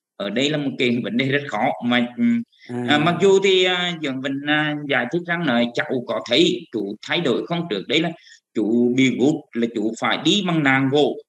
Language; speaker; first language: Vietnamese; native; Vietnamese